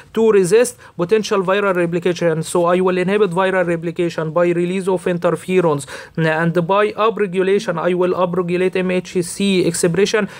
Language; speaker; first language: English; non-native, fluent; Arabic